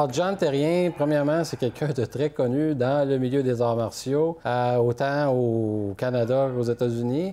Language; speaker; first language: French; native; French